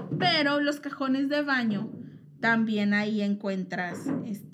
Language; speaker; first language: Spanish; native; Spanish